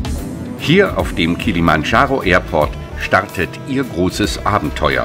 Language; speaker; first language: German; native; German